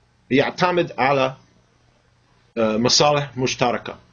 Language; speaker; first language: Arabic; non-native, fluent; English